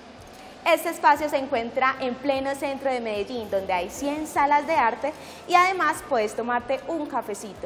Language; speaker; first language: Spanish; native; Spanish